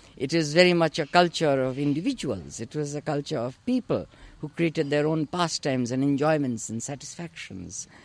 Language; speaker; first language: English; non-native, local second language; Urdu